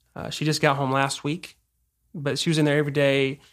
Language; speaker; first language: English; native; English